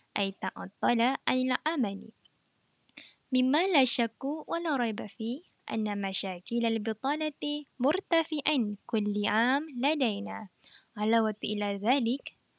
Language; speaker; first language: Arabic; non-native, learner; Malay